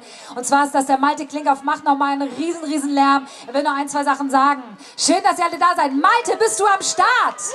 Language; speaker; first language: German; native; German